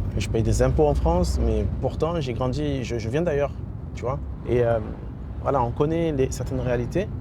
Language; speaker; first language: French; native; French